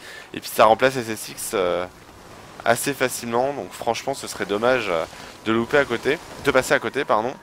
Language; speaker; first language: French; native; French